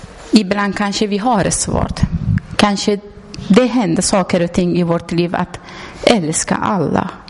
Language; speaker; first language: Swedish; non-native, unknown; Persian